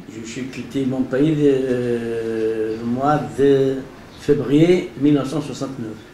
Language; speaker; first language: French; non-native, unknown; Portuguese